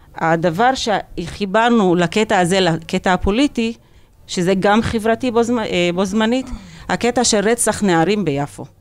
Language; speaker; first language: Hebrew; non-native, local second language; Arabic